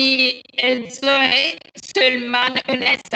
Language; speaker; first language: French; non-native, learner; Italian